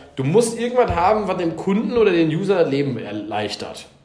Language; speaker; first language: German; native; German